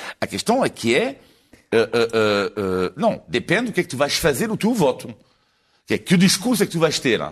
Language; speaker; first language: Portuguese; non-native, fluent; French